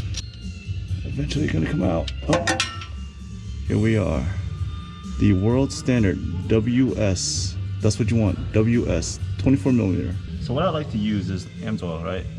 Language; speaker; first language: English; native; English